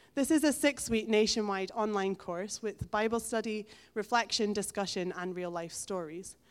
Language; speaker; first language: English; native; English